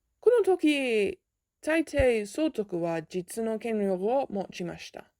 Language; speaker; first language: Japanese; non-native, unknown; English